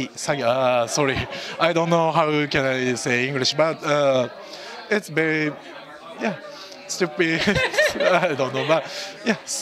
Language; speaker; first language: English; non-native, learner; Japanese